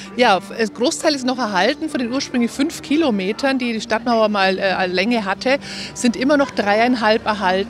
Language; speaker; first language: German; native; German